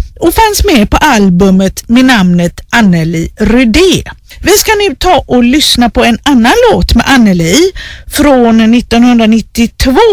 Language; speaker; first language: Swedish; native; Swedish